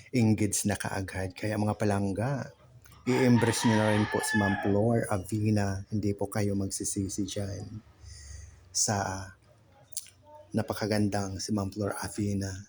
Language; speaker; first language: Filipino; non-native, local second language; Waray